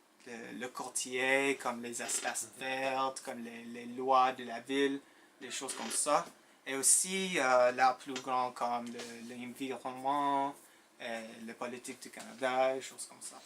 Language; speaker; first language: French; non-native, local second language; English